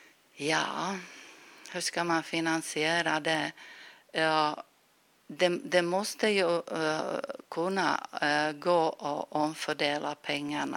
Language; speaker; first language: Swedish; non-native, fluent; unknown